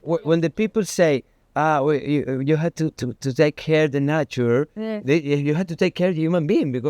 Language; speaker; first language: English; non-native, learner; Spanish